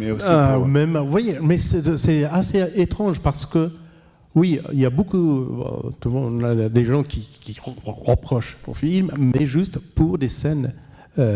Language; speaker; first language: French; non-native, fluent; Persian